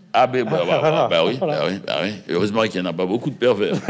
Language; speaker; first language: French; native; French